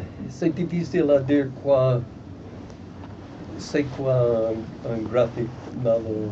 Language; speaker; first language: French; non-native, fluent; English